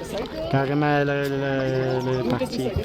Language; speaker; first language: French; non-native, learner; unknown